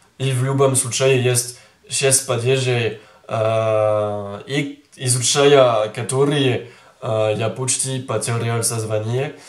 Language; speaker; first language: Russian; non-native, learner; French